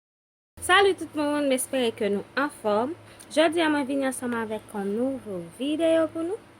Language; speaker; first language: French; non-native, local second language; Haitian Creole